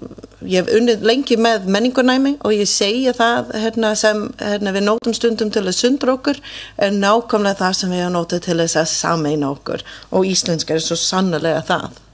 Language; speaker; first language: Icelandic; non-native, fluent; English